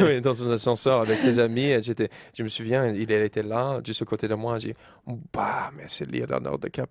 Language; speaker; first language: French; non-native, learner; English